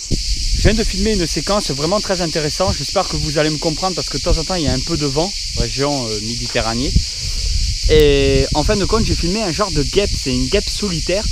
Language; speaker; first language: French; native; French